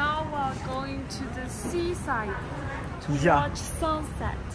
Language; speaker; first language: English; non-native, learner; Chinese